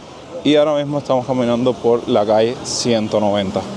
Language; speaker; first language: Spanish; native; Spanish